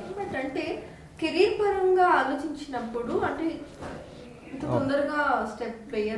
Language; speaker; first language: Telugu; native; Telugu